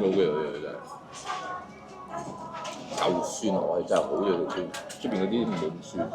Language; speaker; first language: Cantonese; native; Cantonese